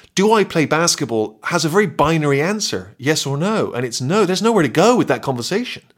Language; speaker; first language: English; native; English